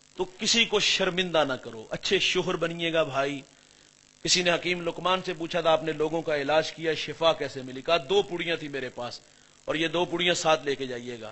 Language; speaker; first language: Urdu; non-native, local second language; Punjabi